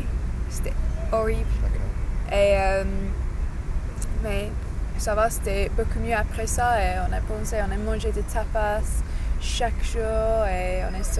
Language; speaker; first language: French; non-native, learner; English